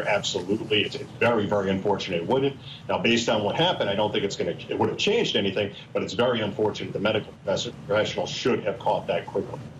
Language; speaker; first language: English; native; English